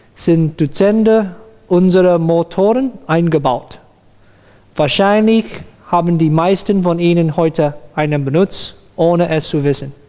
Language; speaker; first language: German; non-native, learner; Cantonese